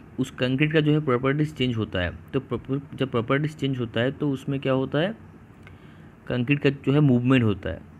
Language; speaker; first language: Hindi; non-native, local second language; Bangla